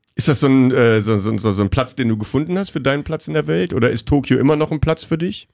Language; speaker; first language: German; native; German